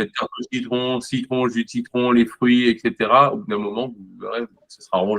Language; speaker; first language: French; native; French